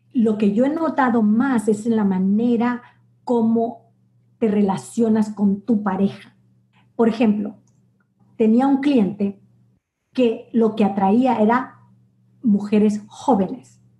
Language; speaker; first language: Spanish; native; Spanish